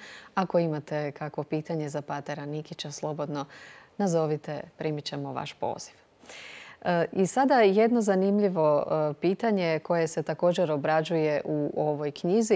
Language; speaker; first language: Croatian; native; Croatian